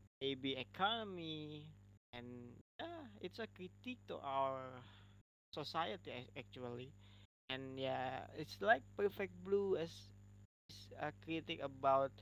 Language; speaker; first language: English; non-native, learner; Indonesian